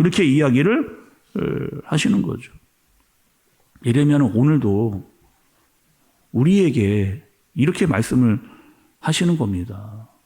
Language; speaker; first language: Korean; native; Korean